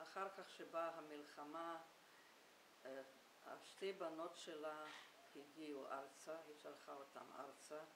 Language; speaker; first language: Hebrew; non-native, fluent; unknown